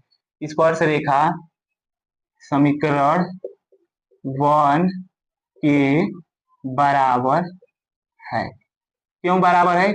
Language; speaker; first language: Hindi; native; Hindi